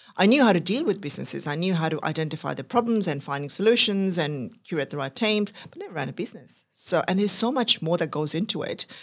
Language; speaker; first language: English; non-native, local second language; Urdu